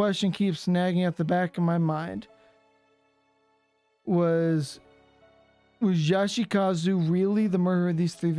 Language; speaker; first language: English; native; English